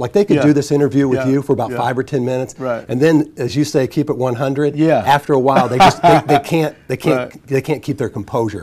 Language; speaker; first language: English; native; English